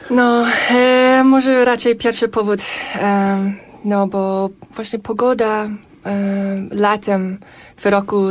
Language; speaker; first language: Polish; non-native, fluent; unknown